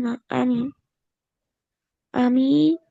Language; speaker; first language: Arabic; non-native, learner; Bangla